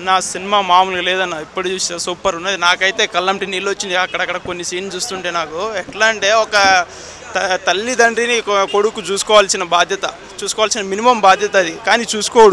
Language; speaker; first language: Telugu; native; Telugu